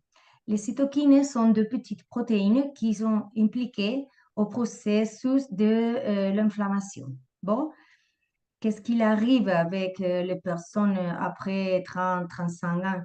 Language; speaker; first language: French; non-native, fluent; Spanish